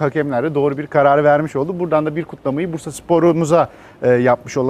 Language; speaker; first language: Turkish; native; Turkish